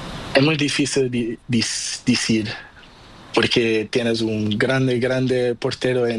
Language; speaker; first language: Spanish; non-native, learner; Portuguese